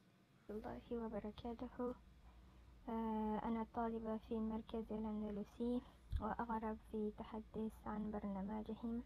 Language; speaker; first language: Arabic; non-native, learner; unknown